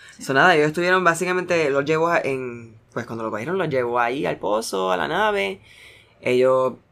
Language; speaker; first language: Spanish; early bilingual, heritage; Spanish